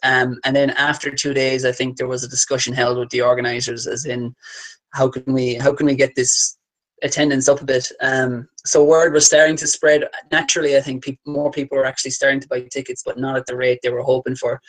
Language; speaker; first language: English; native; English